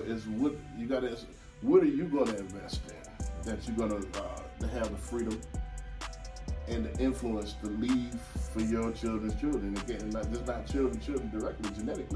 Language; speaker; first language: English; native; English